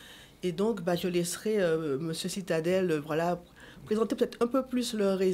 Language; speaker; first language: French; native; French